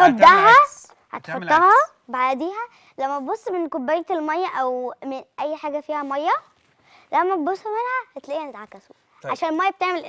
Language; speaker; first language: Arabic; native; Arabic